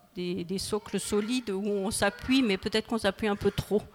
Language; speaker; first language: French; native; French